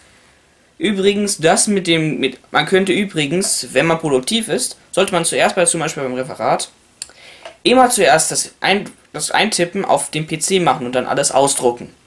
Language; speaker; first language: German; native; German